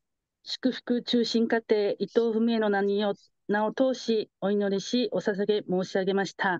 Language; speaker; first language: Japanese; native; Japanese